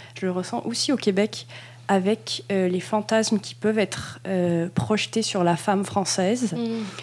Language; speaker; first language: French; native; French